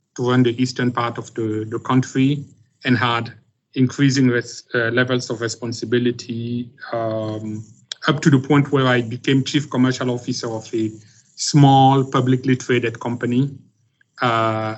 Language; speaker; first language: English; non-native, local second language; French